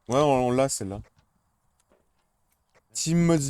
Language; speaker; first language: French; native; French